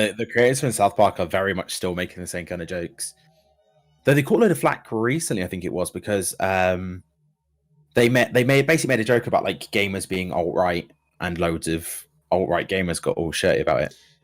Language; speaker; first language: English; native; English